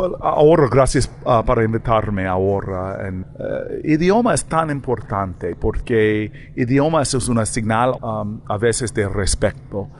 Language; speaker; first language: Spanish; non-native, learner; English